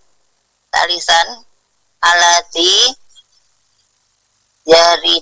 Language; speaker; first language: Arabic; non-native, learner; Indonesian